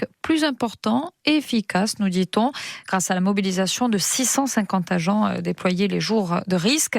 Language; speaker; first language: French; native; French